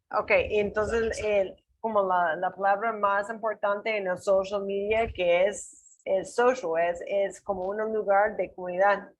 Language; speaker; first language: Spanish; non-native, learner; English